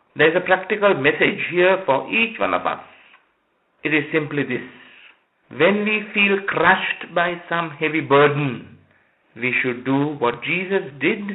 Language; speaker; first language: English; non-native, local second language; Sinhala